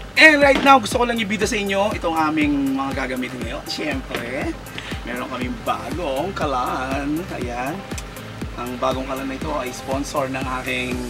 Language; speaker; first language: Filipino; non-native, local second language; Pampanga